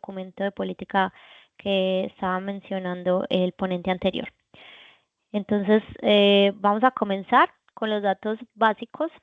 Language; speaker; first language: Spanish; native; Spanish